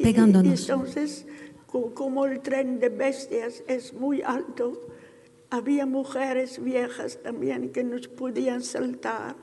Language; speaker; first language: Spanish; early bilingual, heritage; Ladino